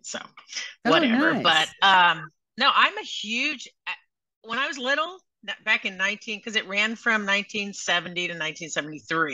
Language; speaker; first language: English; native; English